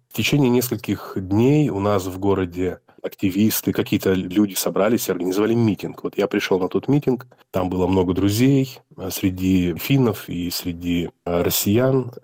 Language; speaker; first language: Russian; native; Russian